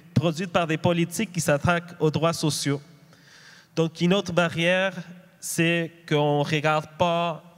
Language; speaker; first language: French; non-native, fluent; Spanish